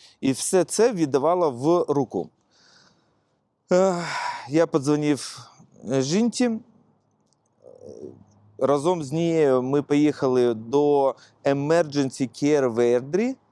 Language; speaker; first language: Ukrainian; non-native, local second language; Russian